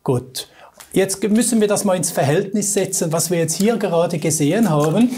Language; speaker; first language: German; native; German